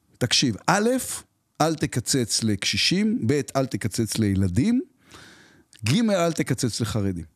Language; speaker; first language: Hebrew; native; Hebrew